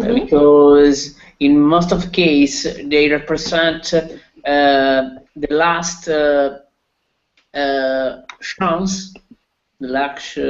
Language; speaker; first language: English; non-native, learner; Italian